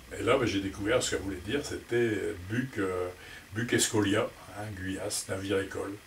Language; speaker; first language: French; native; French